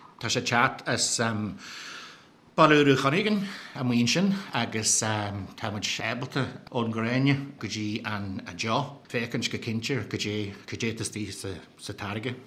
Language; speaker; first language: Irish; native; Irish